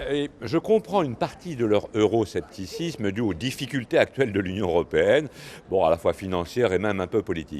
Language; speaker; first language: French; native; French